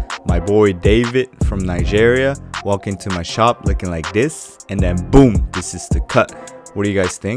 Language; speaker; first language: English; non-native, fluent; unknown